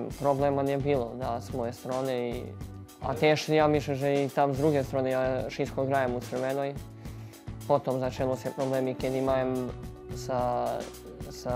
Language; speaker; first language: Polish; non-native, learner; Serbian